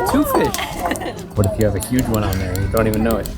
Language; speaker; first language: English; native; English